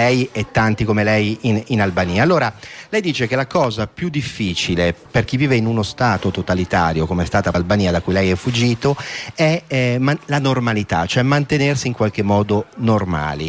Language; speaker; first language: Italian; native; Italian